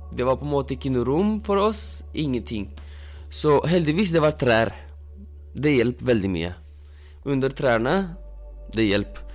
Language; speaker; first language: Norwegian; non-native, fluent; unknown